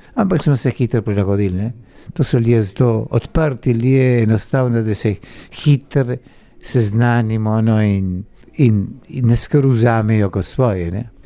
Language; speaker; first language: Slovenian; early bilingual, heritage; Slovenian